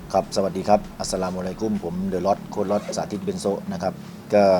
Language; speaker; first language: Thai; native; Thai